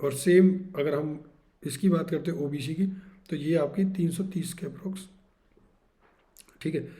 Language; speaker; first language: Hindi; native; Hindi